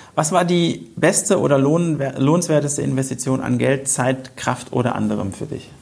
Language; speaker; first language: German; native; German